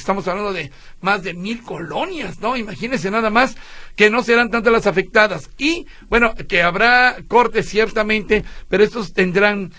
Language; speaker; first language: Spanish; native; Spanish